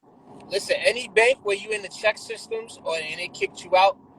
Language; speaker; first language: English; native; English